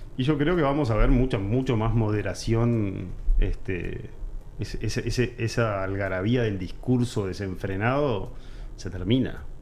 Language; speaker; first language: Spanish; native; Spanish